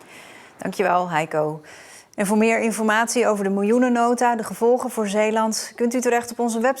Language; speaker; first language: Dutch; native; Dutch